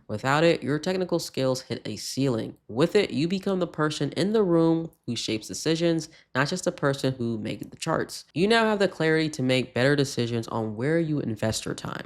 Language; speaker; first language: English; native; English